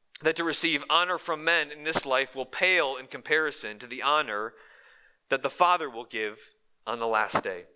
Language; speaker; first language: English; native; English